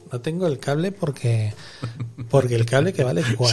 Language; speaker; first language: Spanish; native; Spanish